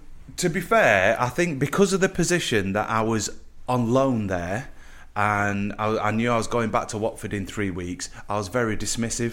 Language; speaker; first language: English; native; English